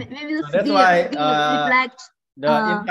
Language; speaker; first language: English; non-native, learner; Indonesian